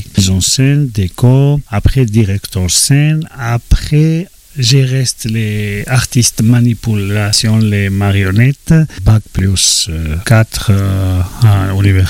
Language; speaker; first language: French; non-native, learner; Georgian